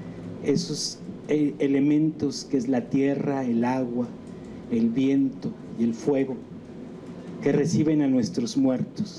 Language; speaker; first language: Spanish; native; Spanish